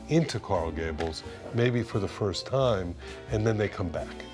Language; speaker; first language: English; native; English